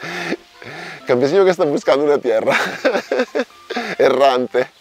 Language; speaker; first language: Spanish; non-native, learner; Italian